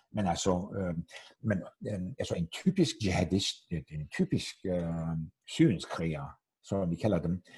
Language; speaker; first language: Danish; non-native, fluent; Turkish